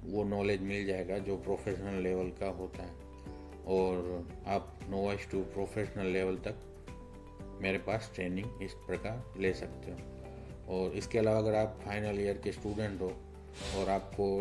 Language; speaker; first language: Hindi; non-native, local second language; Gujarati